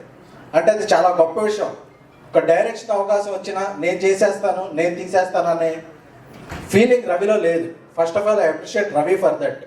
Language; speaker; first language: Telugu; native; Telugu